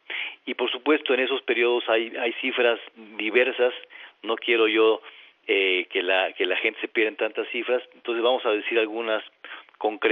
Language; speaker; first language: Spanish; native; Spanish